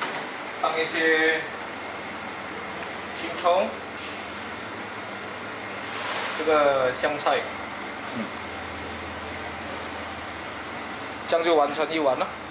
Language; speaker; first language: Chinese; native; Chinese